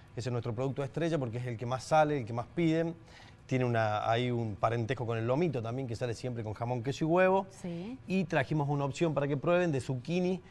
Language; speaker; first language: Spanish; native; Spanish